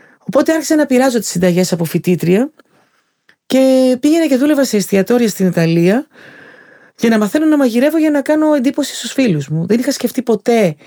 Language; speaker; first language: Greek; native; Greek